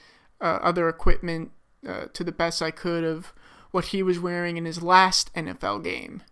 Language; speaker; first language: English; native; English